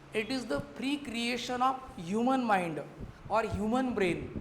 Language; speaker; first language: Hindi; non-native, local second language; Marathi